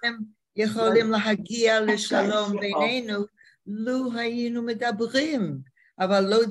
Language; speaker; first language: Hebrew; non-native, learner; English